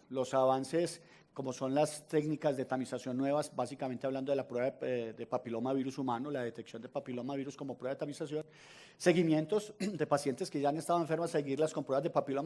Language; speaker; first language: Spanish; native; Spanish